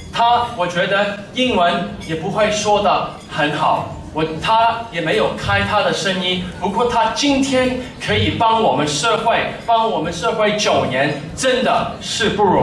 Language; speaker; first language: Chinese; early bilingual, heritage; English